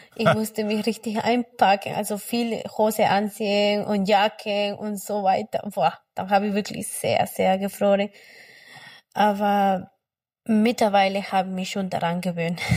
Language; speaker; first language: German; non-native, fluent; Spanish